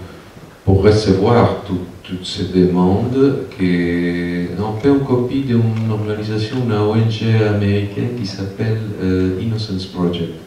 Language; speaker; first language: French; non-native, fluent; Spanish